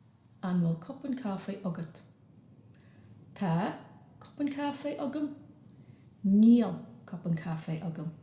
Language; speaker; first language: Irish; non-native, fluent; English